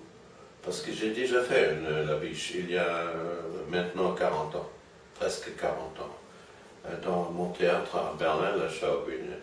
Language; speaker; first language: French; non-native, fluent; German